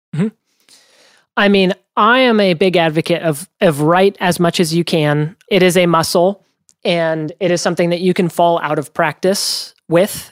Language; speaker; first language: English; native; English